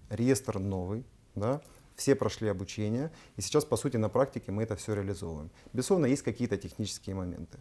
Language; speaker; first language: Russian; native; Russian